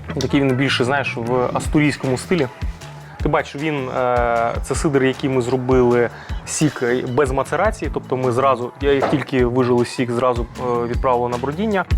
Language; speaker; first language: Ukrainian; native; Ukrainian